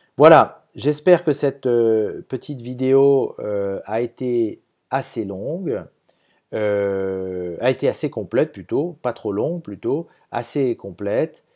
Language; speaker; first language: French; native; French